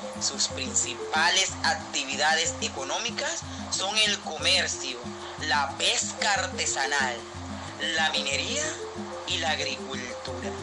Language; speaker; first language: Spanish; native; Spanish